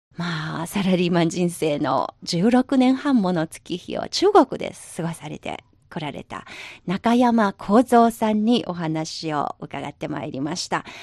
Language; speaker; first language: Japanese; non-native, fluent; Chinese